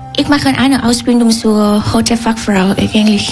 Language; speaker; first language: German; non-native, learner; Vietnamese